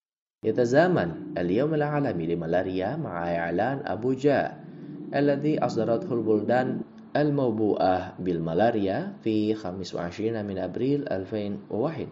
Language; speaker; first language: Arabic; non-native, fluent; Indonesian